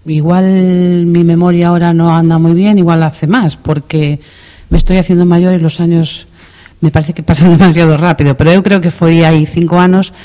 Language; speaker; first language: Spanish; non-native, local second language; Galician